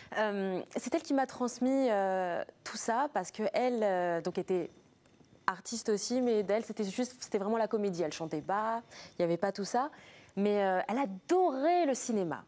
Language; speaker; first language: French; native; French